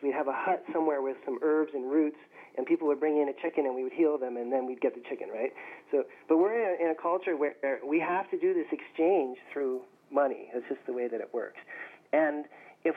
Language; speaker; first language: English; native; English